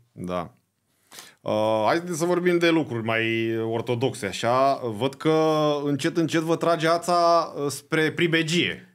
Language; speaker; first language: Romanian; native; Romanian